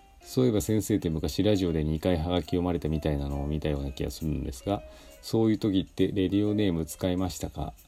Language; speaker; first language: Japanese; native; Japanese